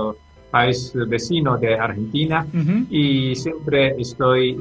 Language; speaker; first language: Spanish; non-native, fluent; Japanese